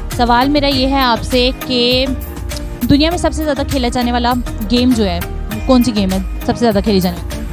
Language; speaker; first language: Urdu; native; Urdu